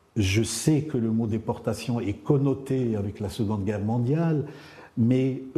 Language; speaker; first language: French; non-native, local second language; Arabic